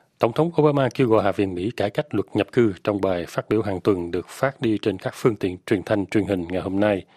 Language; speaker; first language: Vietnamese; native; Vietnamese